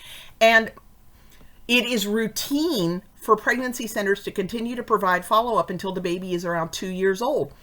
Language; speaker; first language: English; native; English